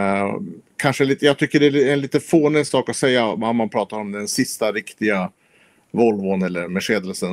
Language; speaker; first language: Swedish; native; Swedish